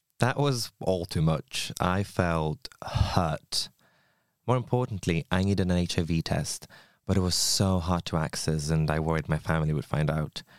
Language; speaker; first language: English; non-native, fluent; Polish